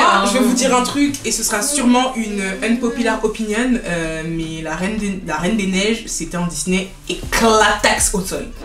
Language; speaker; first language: French; native; French